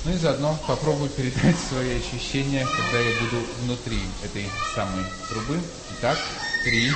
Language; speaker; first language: Russian; native; Russian